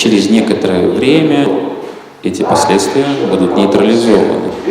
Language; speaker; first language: Russian; native; Russian